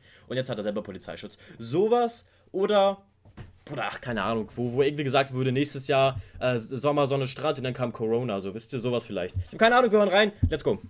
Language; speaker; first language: German; native; German